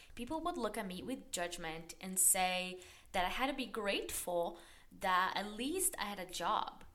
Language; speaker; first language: English; non-native, fluent; Portuguese